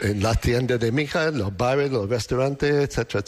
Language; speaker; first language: Spanish; non-native, learner; English